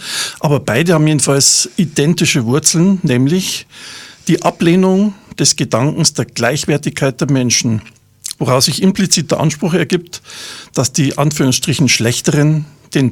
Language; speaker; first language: German; native; German